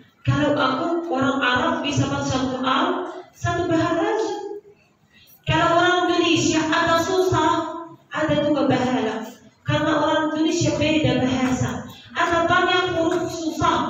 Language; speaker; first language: Indonesian; non-native, learner; Arabic